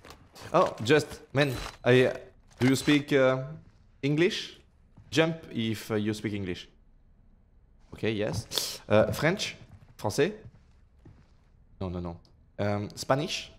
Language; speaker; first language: English; non-native, learner; French